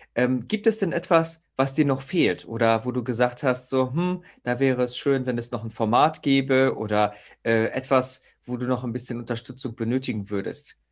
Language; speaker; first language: German; native; German